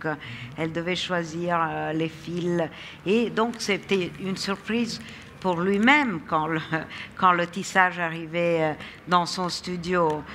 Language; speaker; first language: French; non-native, fluent; Italian